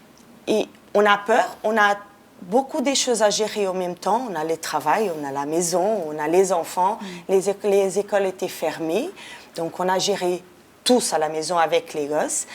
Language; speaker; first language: French; non-native, fluent; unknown